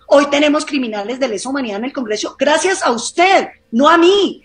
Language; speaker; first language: Spanish; native; Spanish